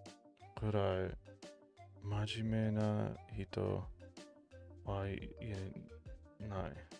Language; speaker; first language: Japanese; non-native, learner; English